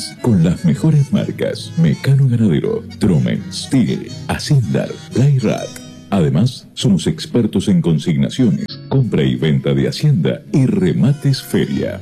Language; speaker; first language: Spanish; native; Spanish